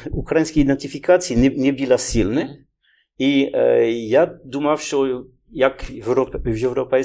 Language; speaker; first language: Ukrainian; non-native, learner; French